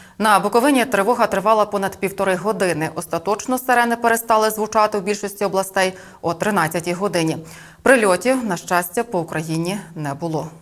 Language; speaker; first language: Ukrainian; native; Ukrainian